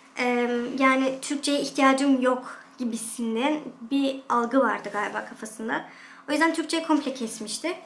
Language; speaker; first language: Turkish; early bilingual, heritage; Turkish